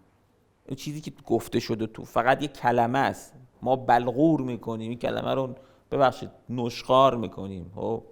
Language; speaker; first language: Persian; native; Persian